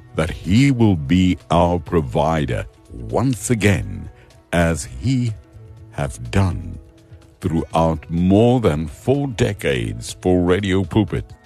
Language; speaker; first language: English; non-native, local second language; Afrikaans